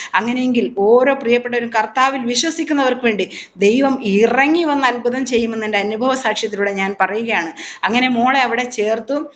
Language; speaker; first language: Malayalam; native; Malayalam